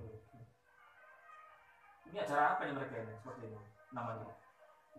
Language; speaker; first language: Indonesian; native; Indonesian